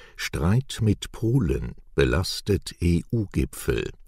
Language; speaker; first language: German; native; German